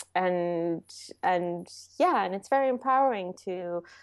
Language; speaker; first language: English; non-native, fluent; Hebrew